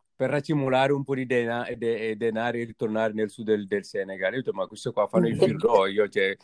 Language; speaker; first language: Italian; non-native, fluent; Wolof